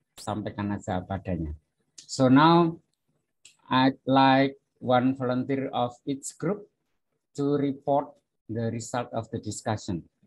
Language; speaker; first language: English; non-native, fluent; Indonesian